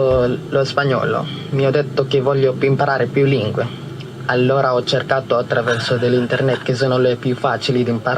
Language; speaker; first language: Italian; non-native, learner; Filipino